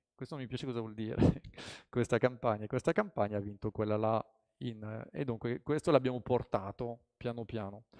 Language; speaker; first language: Italian; non-native, fluent; French